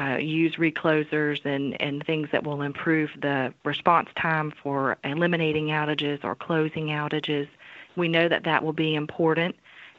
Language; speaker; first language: English; native; English